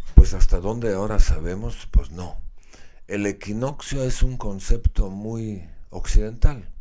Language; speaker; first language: Spanish; non-native, fluent; Slovenian